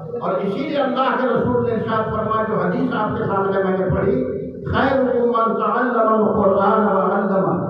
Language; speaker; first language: Urdu; native; Urdu